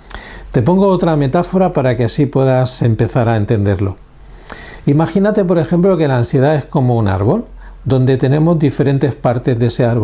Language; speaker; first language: Spanish; native; Spanish